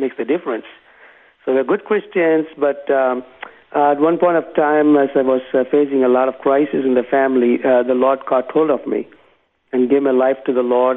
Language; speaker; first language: English; non-native, local second language; Tamil